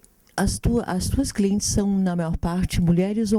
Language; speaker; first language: Portuguese; non-native, fluent; Spanish